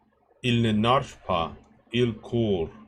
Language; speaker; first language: French; non-native, learner; English